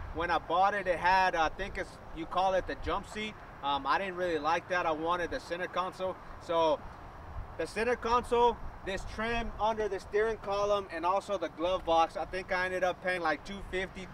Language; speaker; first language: English; early bilingual, other home language; Spanish